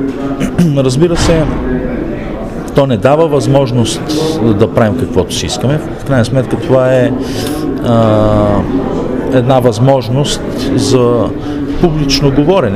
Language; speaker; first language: Bulgarian; native; Bulgarian